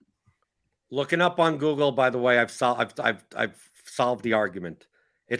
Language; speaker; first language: English; native; English